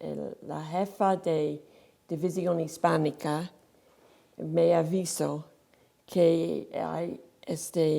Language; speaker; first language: Spanish; non-native, fluent; English